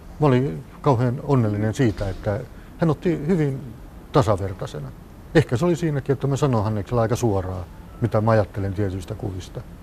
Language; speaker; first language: Finnish; native; Finnish